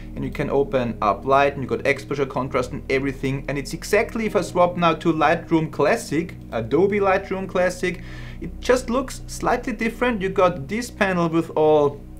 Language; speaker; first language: English; non-native, fluent; German